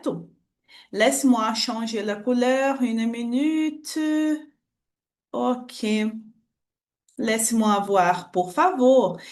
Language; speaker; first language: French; non-native, fluent; Portuguese